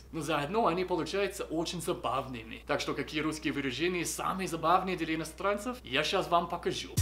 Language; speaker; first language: Russian; non-native, fluent; English